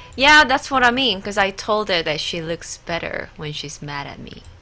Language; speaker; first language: English; non-native, fluent; Korean